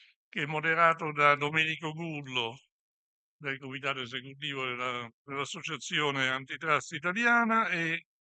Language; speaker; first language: Italian; native; Italian